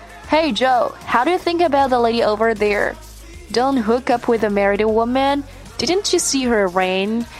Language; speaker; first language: English; non-native, fluent; Chinese